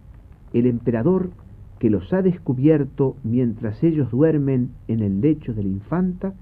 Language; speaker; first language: Spanish; native; Spanish